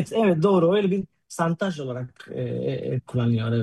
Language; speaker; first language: Turkish; non-native, fluent; Spanish